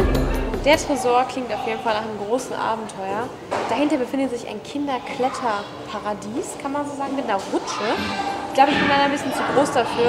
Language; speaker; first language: German; native; German